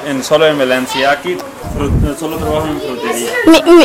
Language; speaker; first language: Spanish; non-native, learner; Urdu